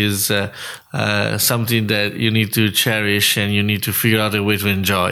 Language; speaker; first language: English; non-native, fluent; Italian